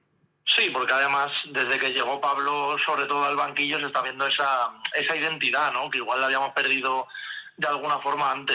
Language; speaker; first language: Spanish; native; Spanish